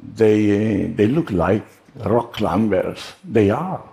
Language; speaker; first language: English; non-native, fluent; Italian